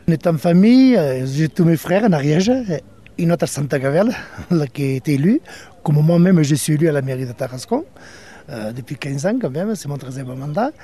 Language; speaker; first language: French; non-native, fluent; Portuguese